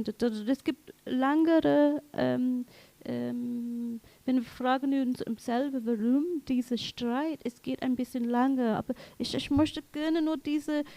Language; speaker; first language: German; non-native, learner; English